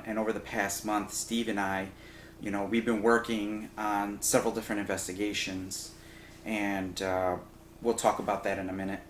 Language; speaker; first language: English; native; English